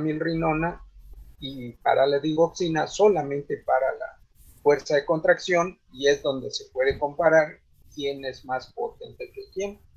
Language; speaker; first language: Spanish; native; Spanish